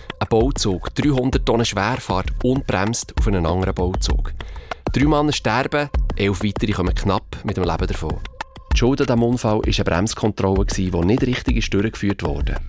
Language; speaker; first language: German; native; German